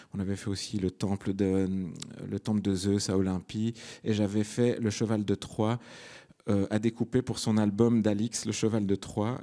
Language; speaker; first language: French; native; French